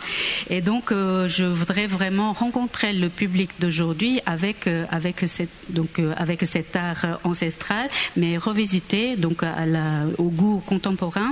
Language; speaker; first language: French; non-native, fluent; Korean